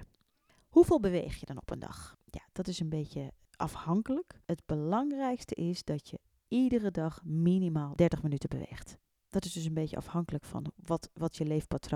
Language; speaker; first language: Dutch; native; Dutch